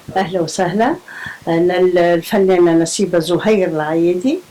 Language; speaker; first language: Arabic; native; Arabic